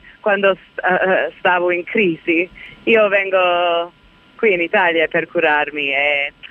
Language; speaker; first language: Italian; early bilingual, heritage; Italian